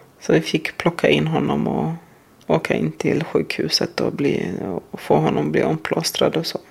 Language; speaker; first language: Swedish; non-native, fluent; Arabic